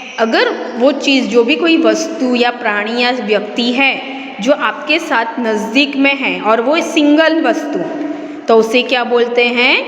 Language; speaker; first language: Hindi; non-native, local second language; Gujarati